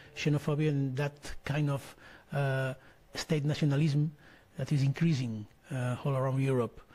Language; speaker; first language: English; non-native, fluent; Catalan